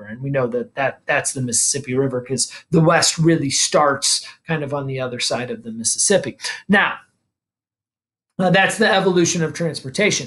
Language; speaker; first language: English; native; English